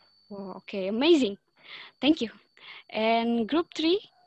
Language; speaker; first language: English; non-native, learner; Indonesian